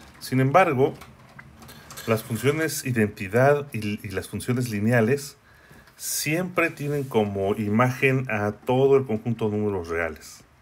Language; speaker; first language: Spanish; native; Spanish